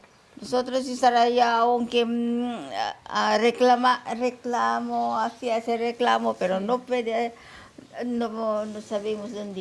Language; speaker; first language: Spanish; non-native, learner; Filipino